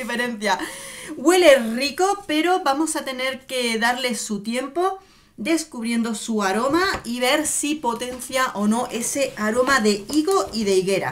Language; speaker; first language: Spanish; native; Spanish